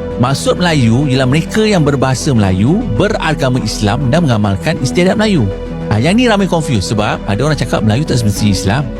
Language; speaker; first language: Malay; native; Malay